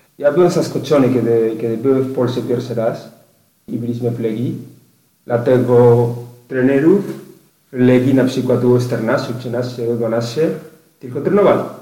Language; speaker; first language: Polish; non-native, learner; Spanish